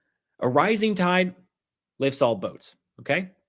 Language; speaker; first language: English; native; English